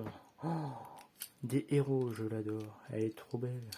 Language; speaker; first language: French; native; French